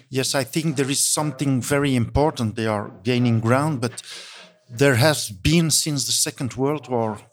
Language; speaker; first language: English; non-native, fluent; Dutch